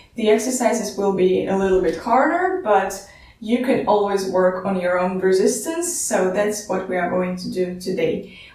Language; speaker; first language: English; non-native, fluent; Russian